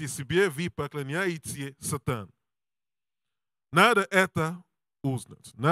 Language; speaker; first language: Russian; non-native, learner; English